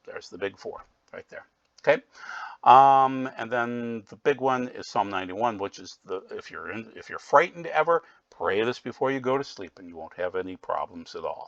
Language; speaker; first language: English; native; English